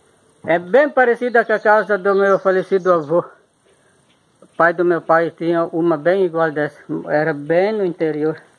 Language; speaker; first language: Portuguese; native; Portuguese